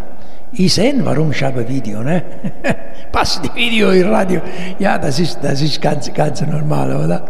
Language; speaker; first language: German; non-native, learner; Italian